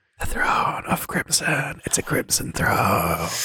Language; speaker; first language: English; native; English